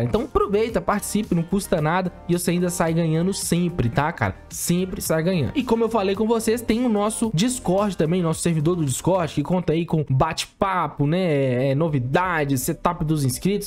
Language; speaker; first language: Portuguese; native; Portuguese